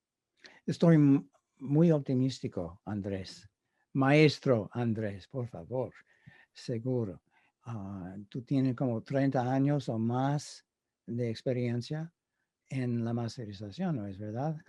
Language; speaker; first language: Spanish; non-native, fluent; English